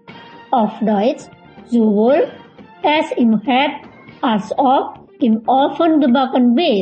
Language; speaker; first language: German; non-native, fluent; Indonesian